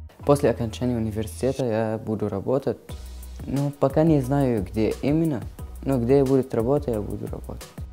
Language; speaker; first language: Russian; non-native, learner; Arabic